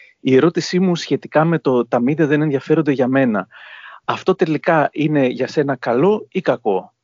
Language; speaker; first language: Greek; native; Greek